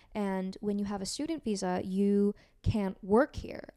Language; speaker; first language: English; non-native, fluent; Korean